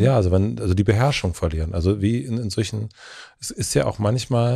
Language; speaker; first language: German; native; German